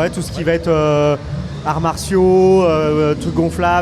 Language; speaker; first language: French; native; French